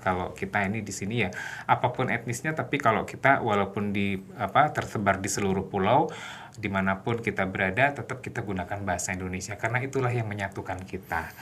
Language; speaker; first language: Indonesian; native; Indonesian